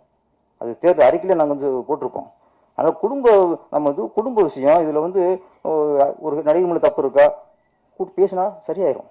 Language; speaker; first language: Tamil; native; Tamil